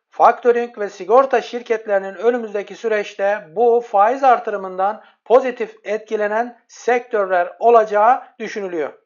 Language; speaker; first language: Turkish; native; Turkish